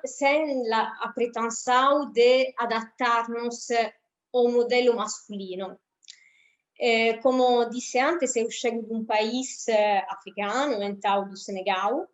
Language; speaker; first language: Portuguese; non-native, fluent; Italian